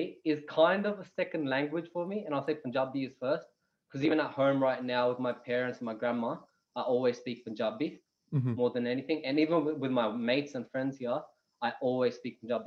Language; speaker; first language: English; non-native, local second language; Punjabi